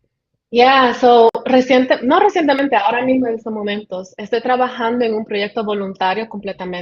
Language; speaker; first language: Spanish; early bilingual, heritage; Spanish